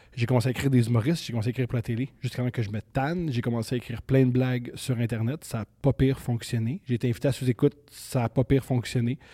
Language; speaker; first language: French; native; French